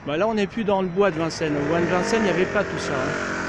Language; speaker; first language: French; native; French